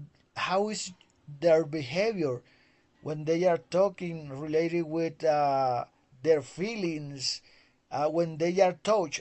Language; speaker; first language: English; non-native, learner; Spanish